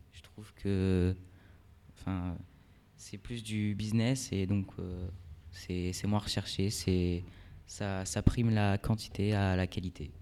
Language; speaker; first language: French; native; French